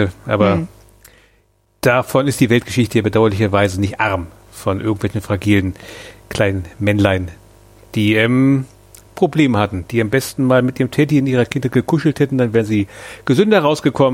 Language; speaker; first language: German; native; German